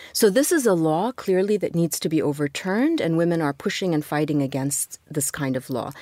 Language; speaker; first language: English; non-native, fluent; Arabic